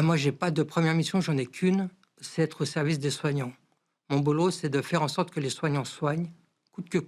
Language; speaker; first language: French; native; French